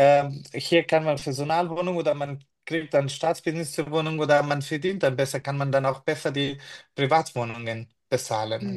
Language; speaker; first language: German; non-native, fluent; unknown